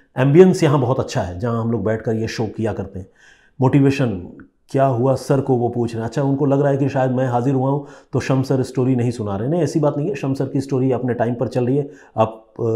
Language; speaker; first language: Hindi; non-native, local second language; Bangla